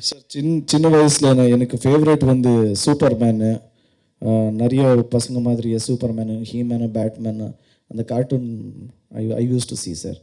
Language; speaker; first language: Tamil; non-native, learner; Kannada